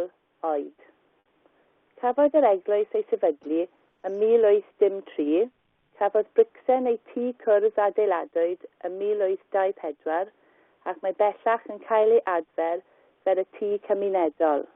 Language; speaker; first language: Welsh; non-native, learner; English